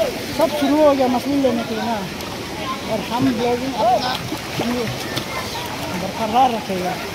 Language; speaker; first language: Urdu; non-native, local second language; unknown